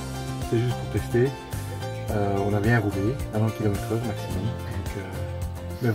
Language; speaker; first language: French; native; French